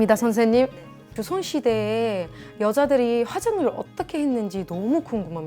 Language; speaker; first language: Korean; non-native, fluent; Arabic